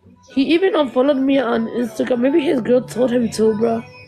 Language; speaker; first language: English; early bilingual, other home language; Spanish